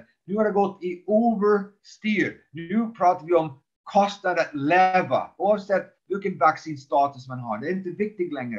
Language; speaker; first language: Swedish; non-native, fluent; English